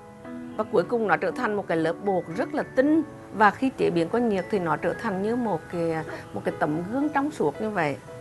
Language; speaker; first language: Vietnamese; native; Vietnamese